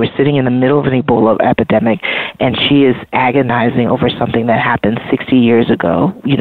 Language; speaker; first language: English; native; English